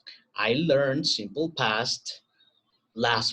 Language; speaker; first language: English; non-native, fluent; Spanish